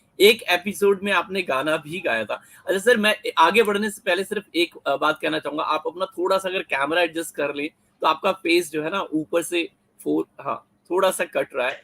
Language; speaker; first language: Hindi; native; Hindi